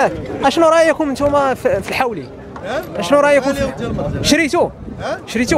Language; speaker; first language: Arabic; native; Arabic